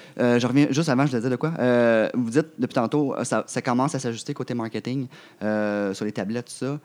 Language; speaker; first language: French; native; French